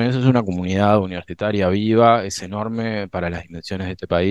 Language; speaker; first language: Spanish; native; Spanish